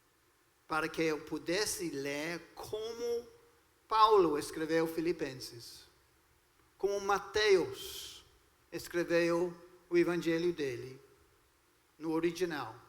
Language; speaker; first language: Portuguese; non-native, fluent; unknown